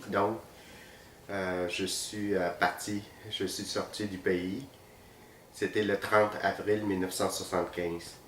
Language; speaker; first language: French; non-native, fluent; Vietnamese